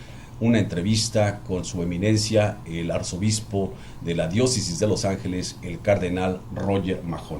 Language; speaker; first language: Spanish; native; Spanish